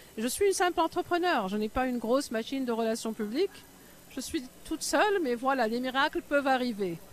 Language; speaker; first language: French; non-native, local second language; Arabic